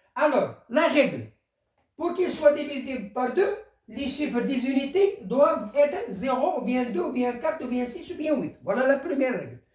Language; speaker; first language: French; non-native, local second language; Arabic